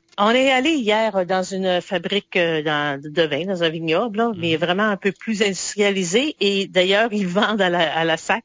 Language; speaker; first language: French; native; French